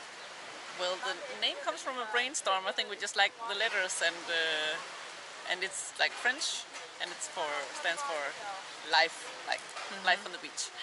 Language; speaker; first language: English; non-native, fluent; Danish